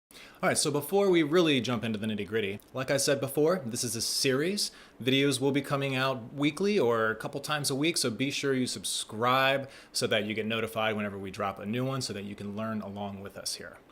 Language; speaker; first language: English; native; English